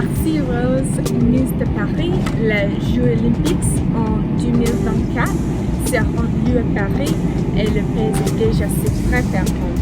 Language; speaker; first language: French; non-native, learner; English